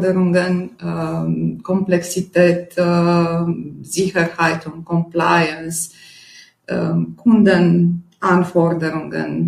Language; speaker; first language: German; non-native, fluent; Romanian